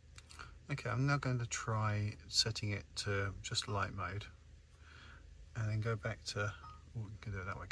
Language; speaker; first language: English; native; English